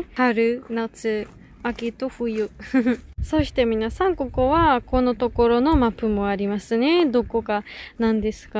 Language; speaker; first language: Japanese; non-native, learner; Georgian